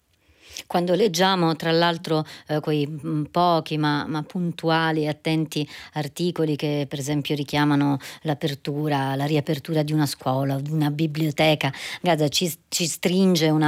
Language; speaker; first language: Italian; native; Italian